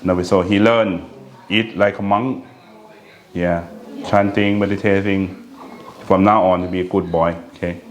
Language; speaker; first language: English; non-native, learner; Thai